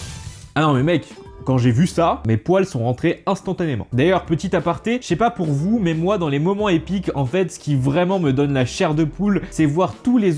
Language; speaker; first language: French; native; French